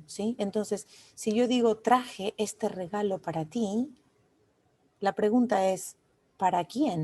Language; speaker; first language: Spanish; non-native, fluent; English